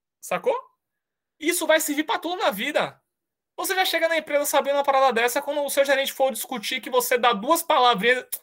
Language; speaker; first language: Portuguese; native; Portuguese